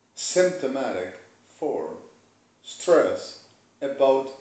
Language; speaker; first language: English; non-native, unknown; Spanish